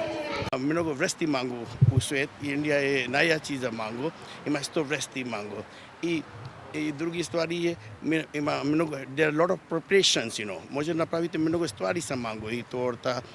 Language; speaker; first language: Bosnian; non-native, learner; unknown